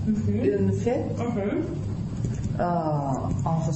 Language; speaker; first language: French; non-native, learner; Russian